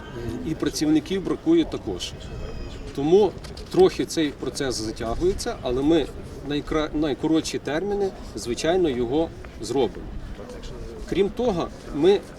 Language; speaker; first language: Ukrainian; native; Ukrainian